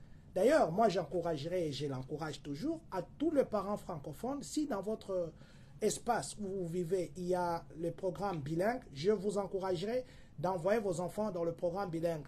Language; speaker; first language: French; non-native, local second language; Lingala